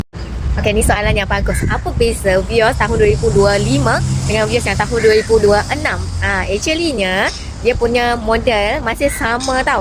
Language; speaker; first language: Malay; native; Malay